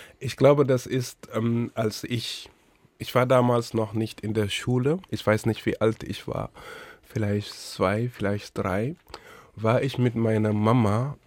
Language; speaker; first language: German; non-native, fluent; Wolof